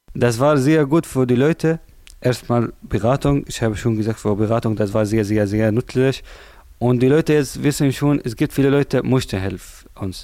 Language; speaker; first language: German; non-native, learner; Arabic